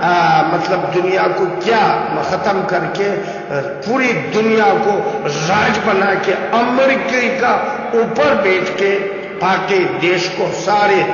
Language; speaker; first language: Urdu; non-native, learner; Uyghur